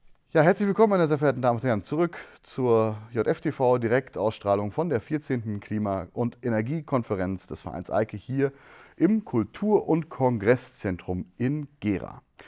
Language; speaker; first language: German; native; German